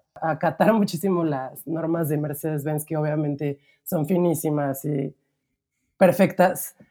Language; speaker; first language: Spanish; native; Spanish